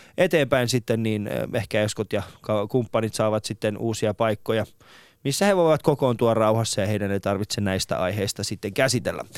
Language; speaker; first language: Finnish; non-native, fluent; Persian